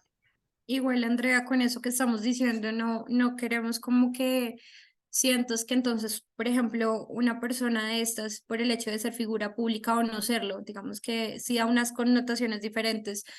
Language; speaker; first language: Spanish; native; Spanish